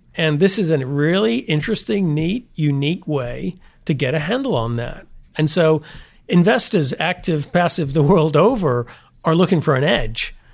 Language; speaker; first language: English; native; English